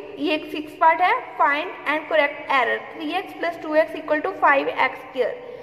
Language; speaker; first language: Hindi; non-native, local second language; Punjabi